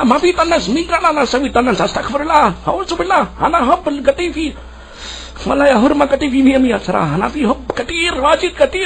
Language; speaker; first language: Arabic; non-native, learner; Urdu